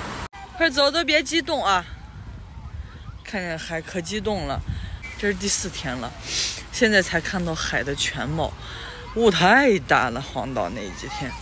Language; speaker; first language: Chinese; native; Chinese